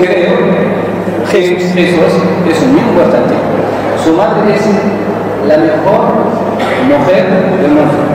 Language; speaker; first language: Spanish; non-native, learner; Arabic